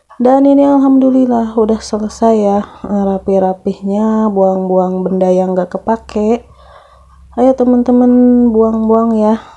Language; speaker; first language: Indonesian; non-native, local second language; Sundanese